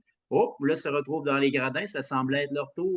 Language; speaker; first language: French; native; French